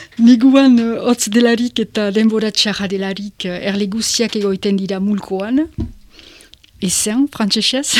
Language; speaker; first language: Basque; non-native, local second language; French